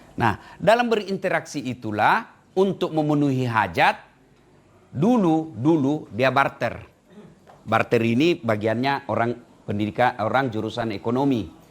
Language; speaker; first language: Indonesian; non-native, local second language; Buginese